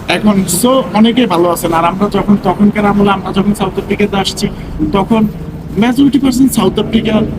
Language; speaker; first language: Bangla; native; Bangla